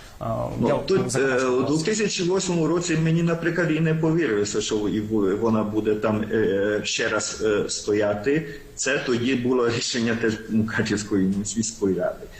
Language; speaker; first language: Ukrainian; non-native, local second language; Hungarian